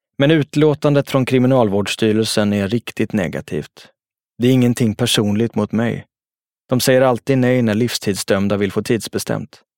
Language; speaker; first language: Swedish; native; Swedish